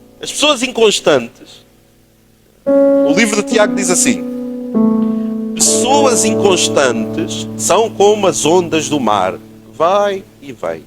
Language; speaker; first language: Portuguese; native; Portuguese